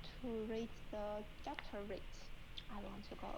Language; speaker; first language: English; non-native, learner; Chinese